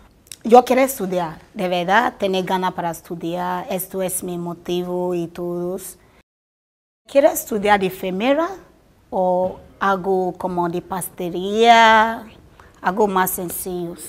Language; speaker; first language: Spanish; non-native, learner; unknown